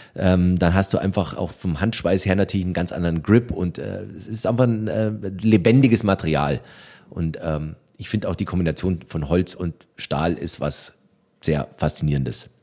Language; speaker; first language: German; native; German